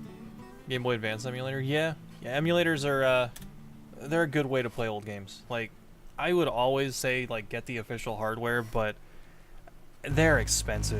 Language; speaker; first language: English; native; English